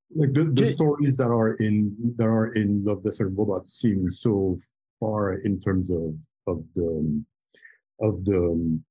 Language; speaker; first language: English; non-native, fluent; French